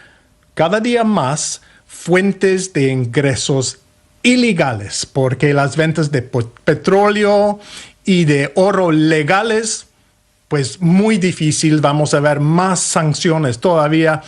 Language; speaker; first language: Spanish; non-native, fluent; English